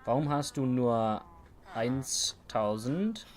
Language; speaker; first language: German; non-native, learner; English